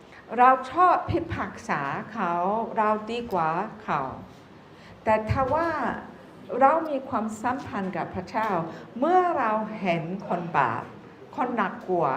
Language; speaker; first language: Thai; non-native, fluent; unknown